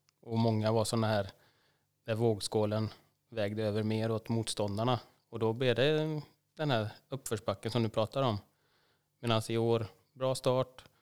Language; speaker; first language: Swedish; native; Swedish